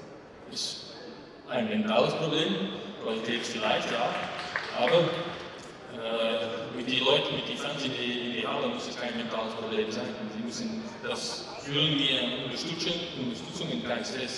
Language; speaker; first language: German; non-native, learner; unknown